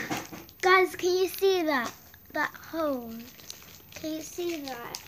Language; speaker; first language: English; native; English